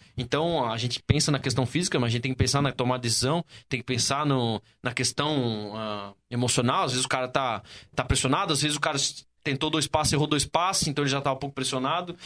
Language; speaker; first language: Portuguese; native; Portuguese